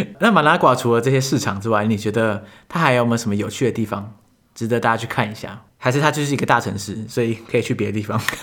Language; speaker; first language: Chinese; native; Chinese